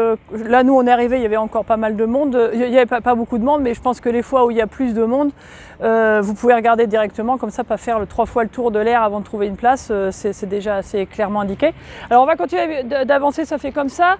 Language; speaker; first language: French; native; French